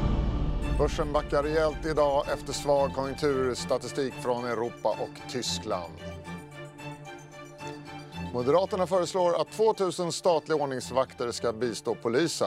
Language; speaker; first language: Swedish; native; Swedish